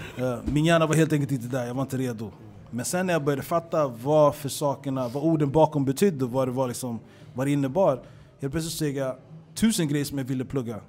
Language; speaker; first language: Swedish; early bilingual, other home language; Papiamento